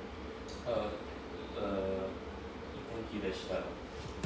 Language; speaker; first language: Japanese; non-native, learner; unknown